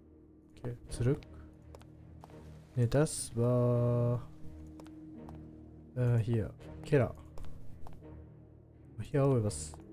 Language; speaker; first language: German; non-native, learner; Japanese